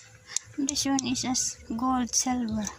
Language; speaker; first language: English; non-native, learner; Cebuano